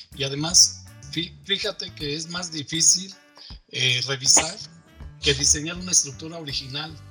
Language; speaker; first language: Spanish; native; Spanish